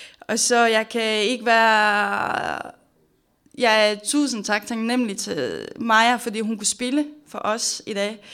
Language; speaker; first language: Danish; non-native, fluent; Romanian